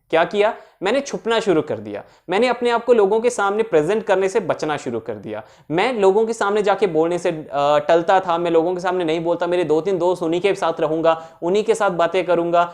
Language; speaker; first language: Hindi; native; Hindi